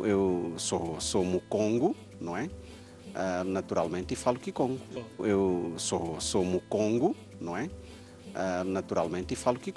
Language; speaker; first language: Portuguese; non-native, local second language; Kongo